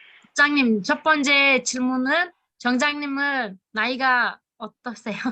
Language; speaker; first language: Korean; non-native, learner; Turkish